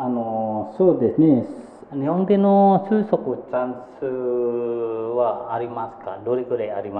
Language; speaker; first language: Japanese; non-native, fluent; Indonesian